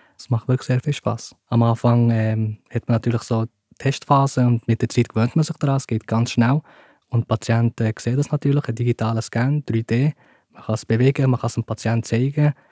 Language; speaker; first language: German; early bilingual, other home language; Turkish